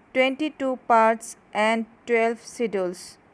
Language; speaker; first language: English; non-native, local second language; Assamese